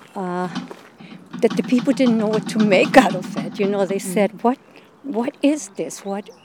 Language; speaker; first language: English; non-native, fluent; Spanish